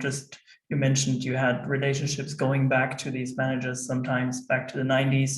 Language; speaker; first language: English; non-native, fluent; German